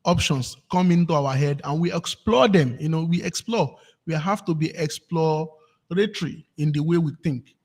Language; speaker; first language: English; non-native, local second language; Yoruba